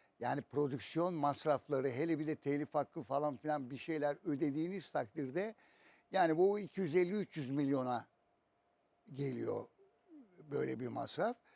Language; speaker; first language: Turkish; native; Turkish